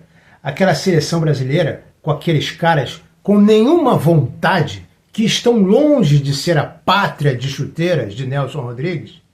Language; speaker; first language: Portuguese; native; Portuguese